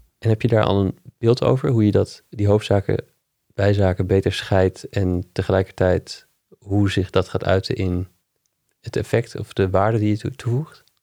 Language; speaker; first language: Dutch; non-native, fluent; English